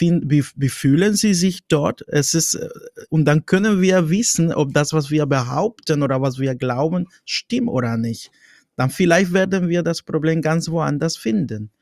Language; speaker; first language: German; non-native, fluent; Spanish